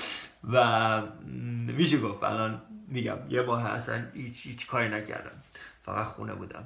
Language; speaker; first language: Persian; early bilingual, heritage; Persian